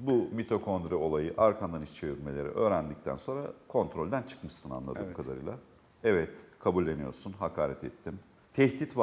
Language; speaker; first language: Turkish; native; Turkish